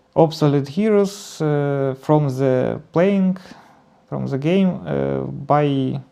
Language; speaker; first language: English; non-native, learner; Ukrainian